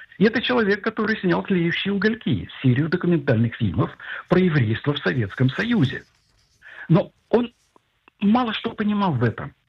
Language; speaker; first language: Russian; native; Russian